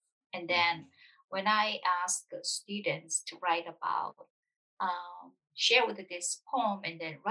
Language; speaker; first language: English; non-native, fluent; Korean